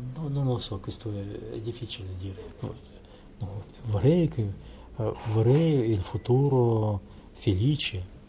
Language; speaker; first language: Italian; non-native, learner; Russian